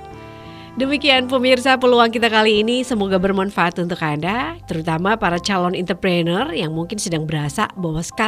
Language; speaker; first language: Indonesian; native; Indonesian